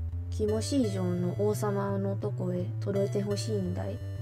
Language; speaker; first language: Japanese; non-native, learner; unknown